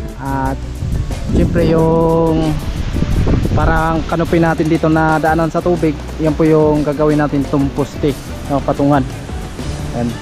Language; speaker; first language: Filipino; non-native, local second language; Cebuano